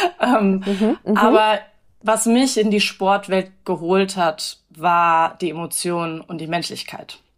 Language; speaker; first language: German; early bilingual, other home language; English